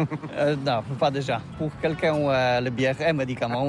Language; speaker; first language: French; non-native, learner; Polish